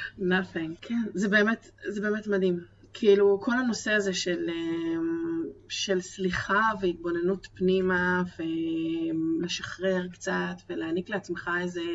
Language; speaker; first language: Hebrew; native; Hebrew